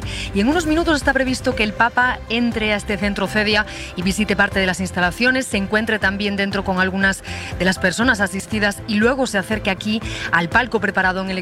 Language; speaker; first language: Spanish; native; Spanish